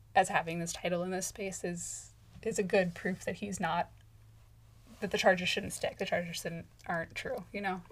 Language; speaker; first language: English; native; English